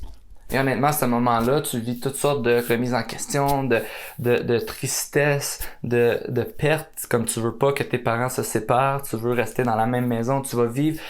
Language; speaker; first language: French; native; French